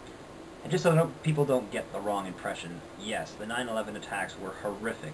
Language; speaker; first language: English; native; English